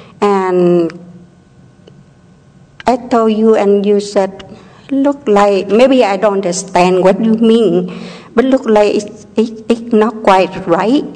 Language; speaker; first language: English; non-native, learner; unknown